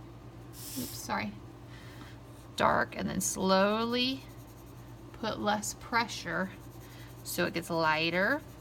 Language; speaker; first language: English; native; English